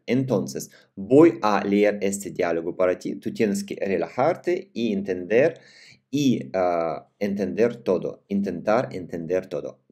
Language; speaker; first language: Spanish; non-native, fluent; Russian